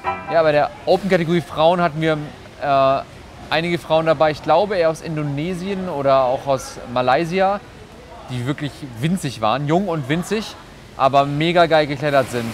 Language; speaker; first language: German; native; German